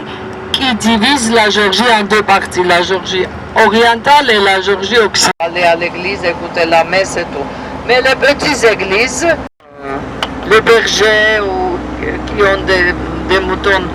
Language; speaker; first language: French; non-native, fluent; Georgian